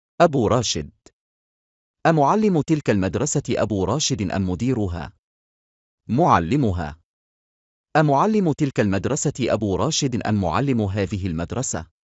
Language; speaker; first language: Arabic; non-native, fluent; Bangla